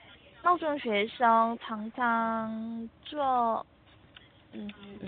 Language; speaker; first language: Chinese; non-native, learner; Korean